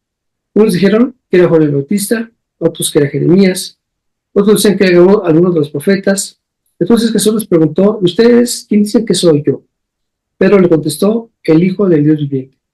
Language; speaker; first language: Spanish; native; Spanish